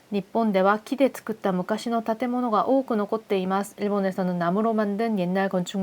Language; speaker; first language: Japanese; non-native, fluent; Korean